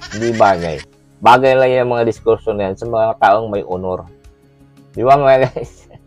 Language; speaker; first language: Filipino; non-native, local second language; Cebuano